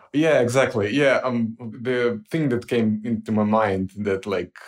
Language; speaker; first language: English; non-native, fluent; Ukrainian